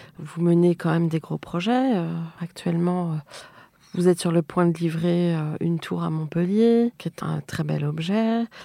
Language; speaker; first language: French; native; French